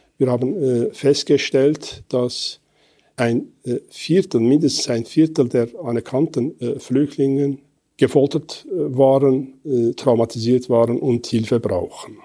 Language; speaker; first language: German; non-native, fluent; Kurdish